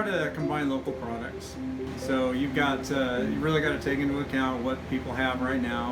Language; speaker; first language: English; native; English